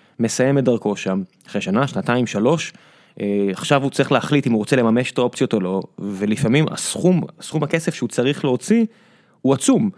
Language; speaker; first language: Hebrew; native; Hebrew